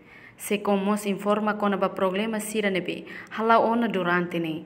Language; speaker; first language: Portuguese; non-native, local second language; Tetum